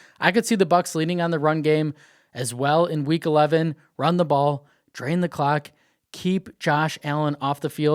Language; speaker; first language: English; native; English